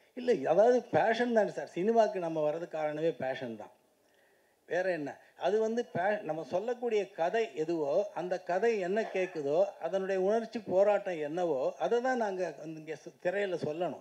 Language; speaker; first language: Tamil; native; Tamil